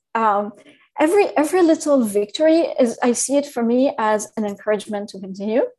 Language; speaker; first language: English; non-native, fluent; Arabic